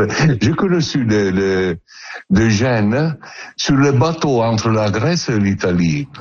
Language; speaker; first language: French; non-native, learner; Italian